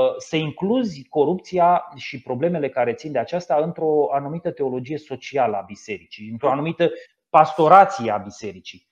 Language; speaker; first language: Romanian; native; Romanian